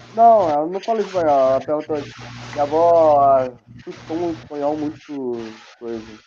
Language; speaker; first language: Portuguese; native; Portuguese